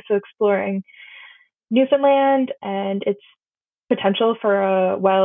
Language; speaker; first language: English; native; English